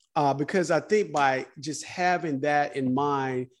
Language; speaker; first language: English; native; English